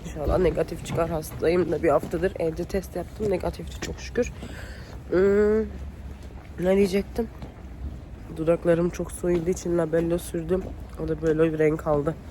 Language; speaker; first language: Turkish; early bilingual, heritage; Turkish